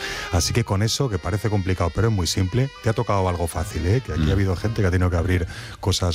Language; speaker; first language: Spanish; native; Spanish